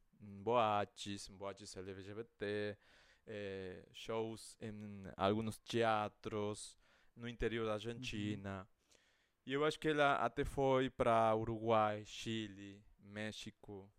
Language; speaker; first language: Portuguese; non-native, fluent; Spanish